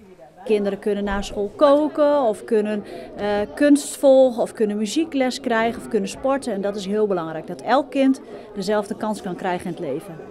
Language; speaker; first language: Dutch; native; Dutch